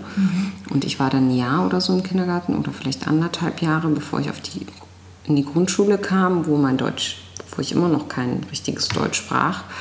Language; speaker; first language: German; early bilingual, other home language; Arabic